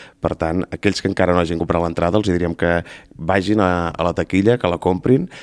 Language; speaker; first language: Catalan; native; Catalan